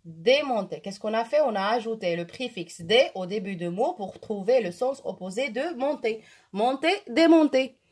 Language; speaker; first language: French; non-native, local second language; Arabic